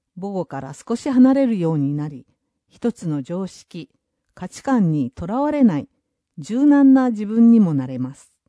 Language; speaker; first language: Japanese; non-native, fluent; English